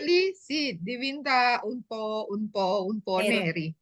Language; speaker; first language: Italian; non-native, learner; Indonesian